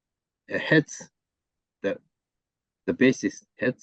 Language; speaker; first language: English; non-native, learner; Japanese